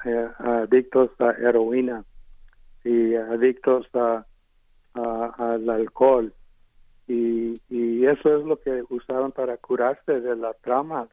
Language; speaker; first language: Spanish; early bilingual, heritage; Spanish